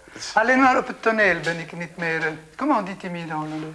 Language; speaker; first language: Dutch; non-native, local second language; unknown